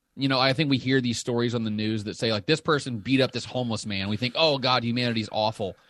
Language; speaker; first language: English; native; English